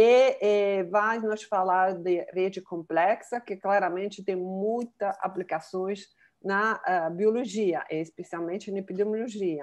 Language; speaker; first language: Portuguese; non-native, fluent; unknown